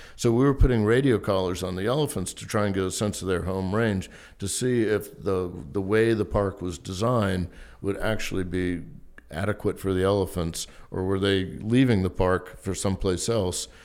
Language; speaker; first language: English; native; English